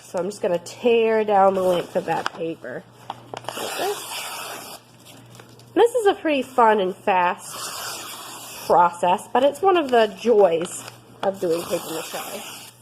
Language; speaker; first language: English; native; English